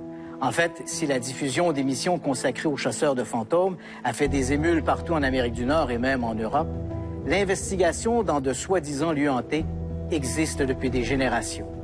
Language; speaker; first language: French; native; French